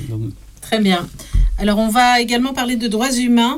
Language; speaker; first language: French; native; French